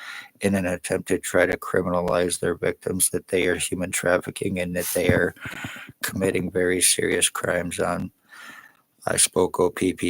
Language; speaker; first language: English; native; English